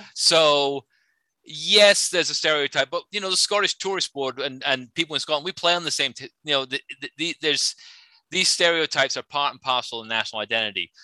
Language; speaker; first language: English; native; English